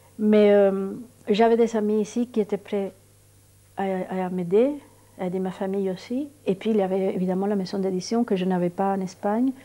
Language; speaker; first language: French; non-native, fluent; Spanish